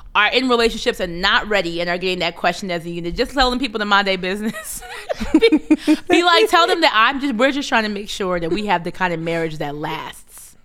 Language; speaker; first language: English; early bilingual, other home language; Swahili